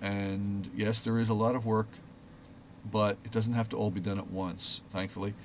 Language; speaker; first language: English; native; English